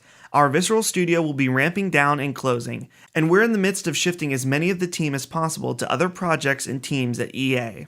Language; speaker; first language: English; native; English